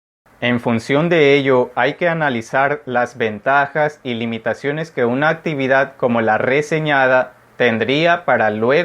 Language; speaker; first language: Spanish; native; Spanish